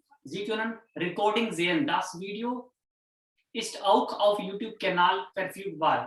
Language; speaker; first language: German; non-native, fluent; Hindi